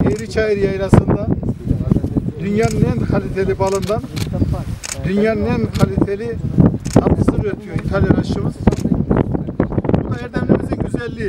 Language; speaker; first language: Turkish; native; Turkish